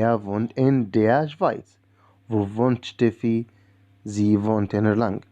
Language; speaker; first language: German; non-native, fluent; Arabic